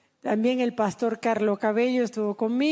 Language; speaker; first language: Spanish; native; Spanish